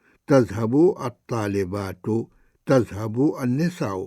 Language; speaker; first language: Arabic; non-native, fluent; Urdu